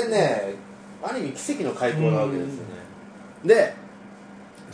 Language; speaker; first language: Japanese; native; Japanese